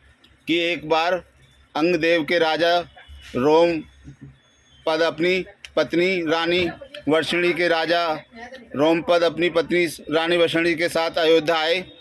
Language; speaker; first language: Hindi; native; Hindi